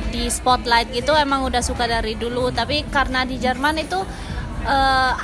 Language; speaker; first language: Indonesian; early bilingual, heritage; Indonesian